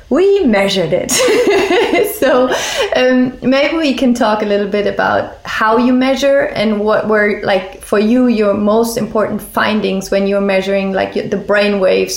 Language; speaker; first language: English; non-native, fluent; German